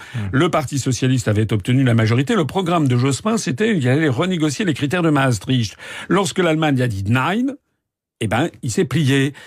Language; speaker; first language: French; native; French